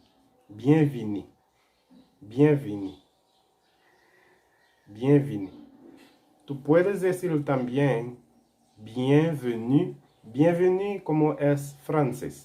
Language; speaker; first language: Spanish; non-native, local second language; Haitian Creole